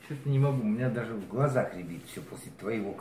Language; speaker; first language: Russian; native; Russian